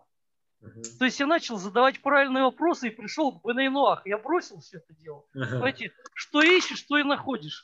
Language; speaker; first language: Russian; native; Russian